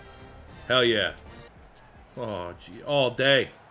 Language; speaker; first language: English; native; English